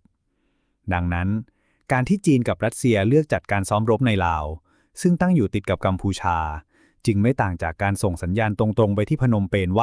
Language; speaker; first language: Thai; native; Thai